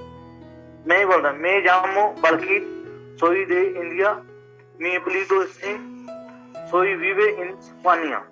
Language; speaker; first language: Spanish; non-native, learner; Punjabi